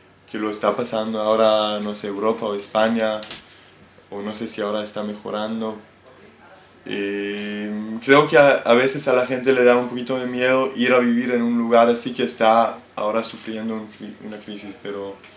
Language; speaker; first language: Spanish; non-native, fluent; Hebrew